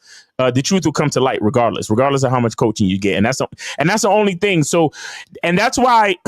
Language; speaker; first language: English; native; English